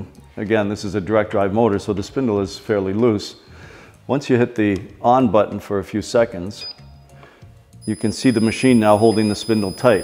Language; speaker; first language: English; native; English